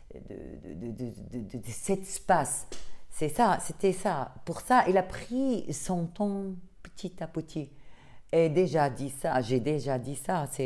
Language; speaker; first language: French; non-native, learner; Arabic